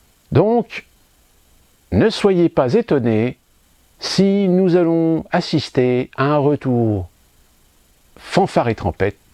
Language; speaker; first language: French; native; French